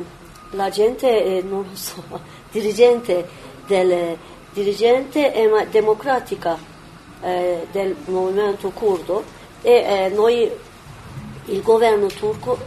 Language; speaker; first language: Italian; non-native, learner; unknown